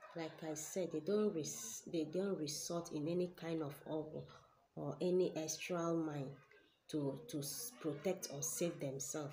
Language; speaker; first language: English; non-native, local second language; Igbo